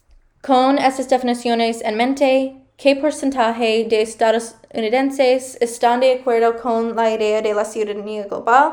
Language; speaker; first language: Spanish; non-native, learner; English